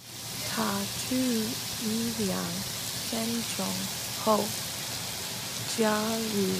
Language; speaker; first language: Chinese; non-native, learner; English